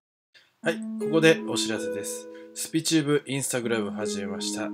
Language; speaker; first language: Japanese; native; Japanese